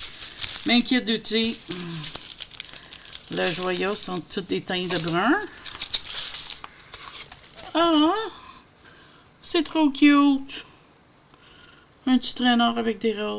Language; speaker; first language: French; native; French